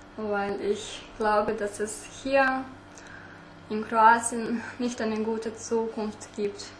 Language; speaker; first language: German; early bilingual, other home language; Croatian